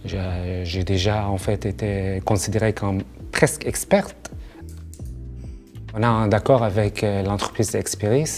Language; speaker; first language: French; non-native, learner; Arabic